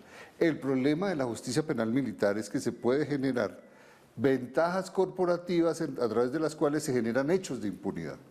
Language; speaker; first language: Spanish; native; Spanish